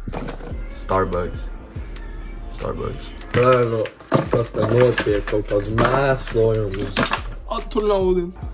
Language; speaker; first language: Latvian; early bilingual, heritage; English